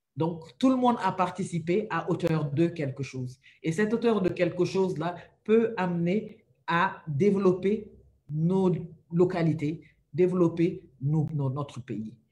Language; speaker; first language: French; non-native, local second language; Wolof